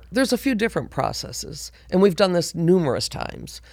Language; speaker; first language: English; native; English